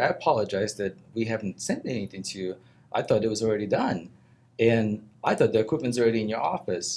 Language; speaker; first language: English; non-native, fluent; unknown